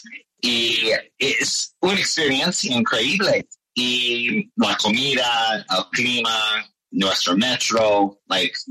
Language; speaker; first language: Spanish; non-native, learner; English